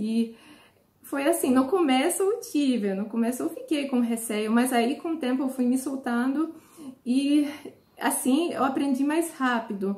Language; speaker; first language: Portuguese; non-native, fluent; Polish